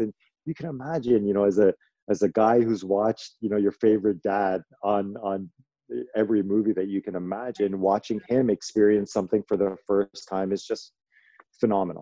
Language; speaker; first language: English; native; English